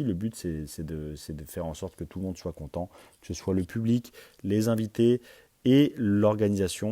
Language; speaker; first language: French; native; French